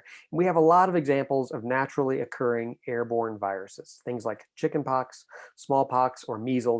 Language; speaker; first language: English; native; English